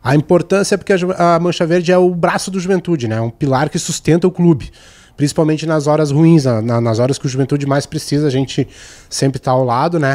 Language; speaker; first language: Portuguese; native; Portuguese